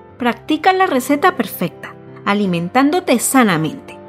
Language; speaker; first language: Spanish; native; Spanish